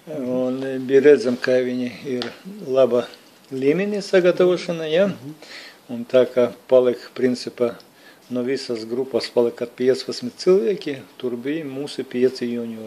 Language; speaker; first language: Latvian; non-native, local second language; Russian